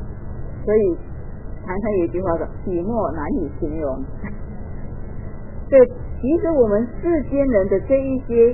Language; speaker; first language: Chinese; native; Chinese